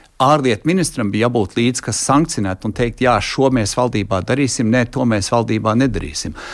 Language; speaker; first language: Latvian; early bilingual, heritage; Latvian